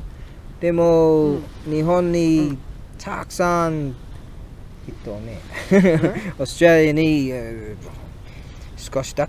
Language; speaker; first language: Japanese; non-native, learner; English